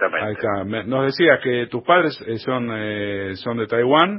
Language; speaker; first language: Spanish; native; Spanish